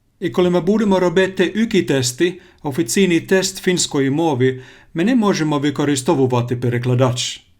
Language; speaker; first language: Ukrainian; non-native, learner; Finnish